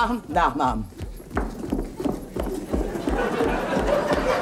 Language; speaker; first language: German; native; German